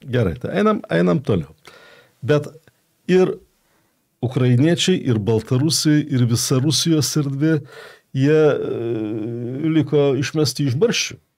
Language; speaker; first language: Lithuanian; native; Lithuanian